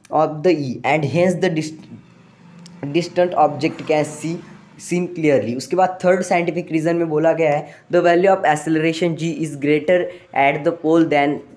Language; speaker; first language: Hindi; non-native, local second language; Marathi